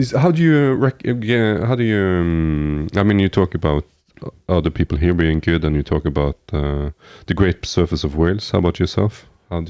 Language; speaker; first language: English; non-native, fluent; Norwegian